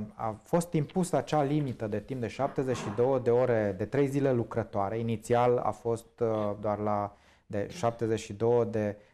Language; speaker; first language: Romanian; native; Romanian